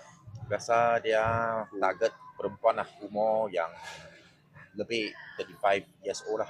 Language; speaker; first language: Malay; non-native, local second language; Chinese